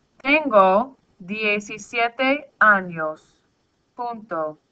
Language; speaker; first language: Spanish; non-native, fluent; English